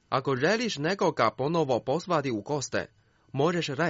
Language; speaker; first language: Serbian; non-native, fluent; Chinese